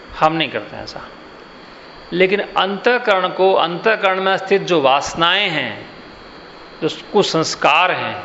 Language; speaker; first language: Hindi; non-native, local second language; Gujarati